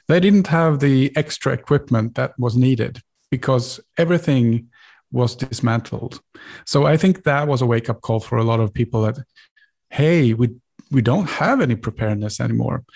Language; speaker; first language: English; non-native, fluent; Swedish